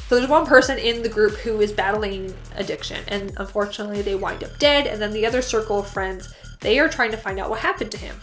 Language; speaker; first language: English; native; English